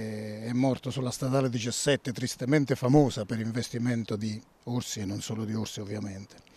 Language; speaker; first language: Italian; native; Italian